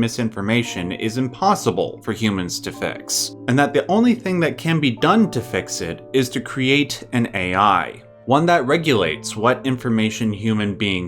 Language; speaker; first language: English; native; English